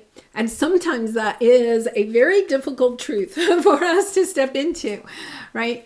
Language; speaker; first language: English; native; English